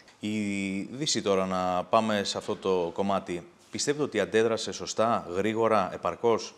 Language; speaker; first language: Greek; native; Greek